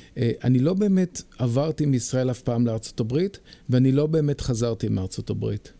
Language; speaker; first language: Hebrew; early bilingual, heritage; Hebrew